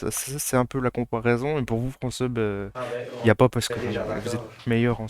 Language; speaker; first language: French; native; French